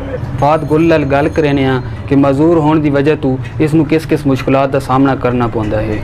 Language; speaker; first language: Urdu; non-native, local second language; Saraiki